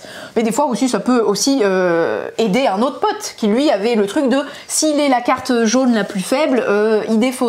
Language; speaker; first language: French; native; French